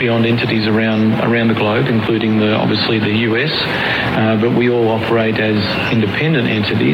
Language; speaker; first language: English; native; English